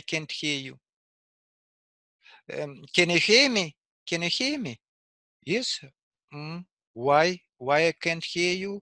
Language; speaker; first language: English; non-native, learner; Russian